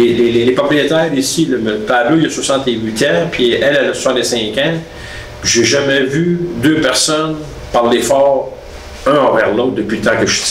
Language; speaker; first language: French; native; French